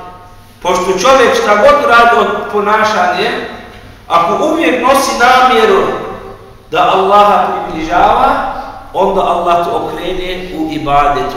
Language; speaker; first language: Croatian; non-native, fluent; Turkish